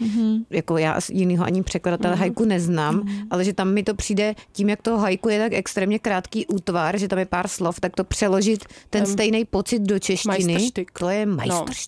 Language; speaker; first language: Czech; native; Czech